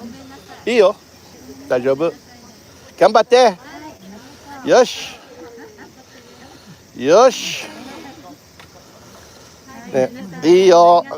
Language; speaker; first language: Japanese; non-native, learner; English